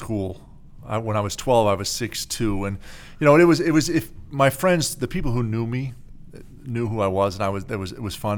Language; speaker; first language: English; native; English